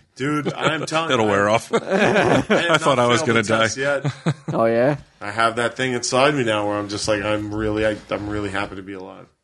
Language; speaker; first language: English; native; English